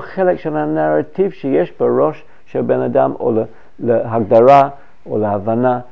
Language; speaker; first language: Hebrew; non-native, fluent; English